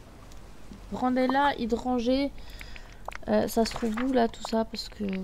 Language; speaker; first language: French; native; French